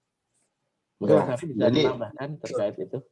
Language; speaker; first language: Indonesian; native; Indonesian